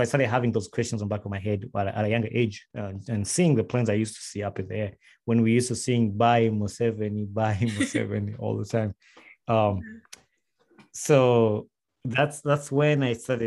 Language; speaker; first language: English; non-native, local second language; Ganda